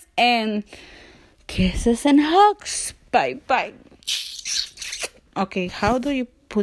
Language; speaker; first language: English; non-native, learner; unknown